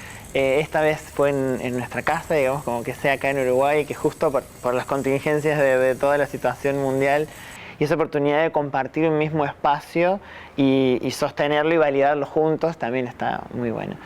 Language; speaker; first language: Spanish; native; Spanish